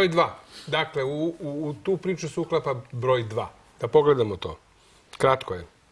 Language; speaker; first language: Croatian; native; Croatian